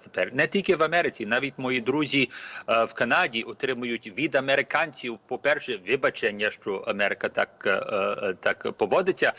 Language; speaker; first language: Ukrainian; early bilingual, heritage; Ukrainian